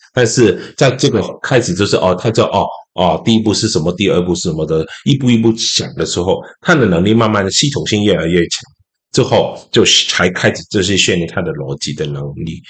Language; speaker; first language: Chinese; non-native, local second language; Cantonese